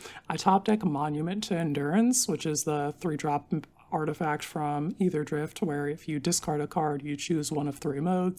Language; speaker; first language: English; native; English